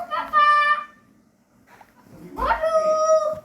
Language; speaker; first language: French; native; French